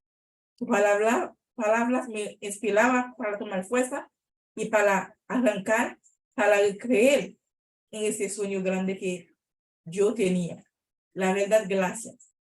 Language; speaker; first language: Spanish; non-native, learner; Haitian Creole